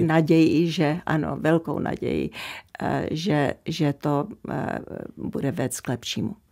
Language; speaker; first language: Czech; early bilingual, heritage; Czech